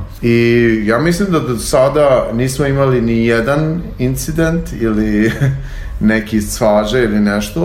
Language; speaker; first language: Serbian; non-native, learner; Albanian